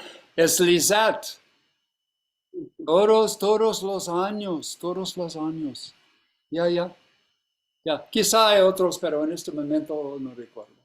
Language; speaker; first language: Spanish; non-native, fluent; English